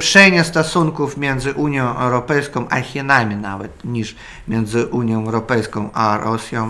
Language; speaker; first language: Polish; non-native, learner; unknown